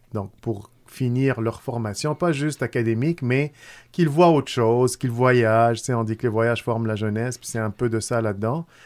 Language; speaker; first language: French; non-native, local second language; Arabic